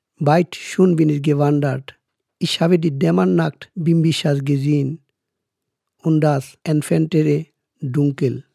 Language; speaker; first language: German; non-native, fluent; Bangla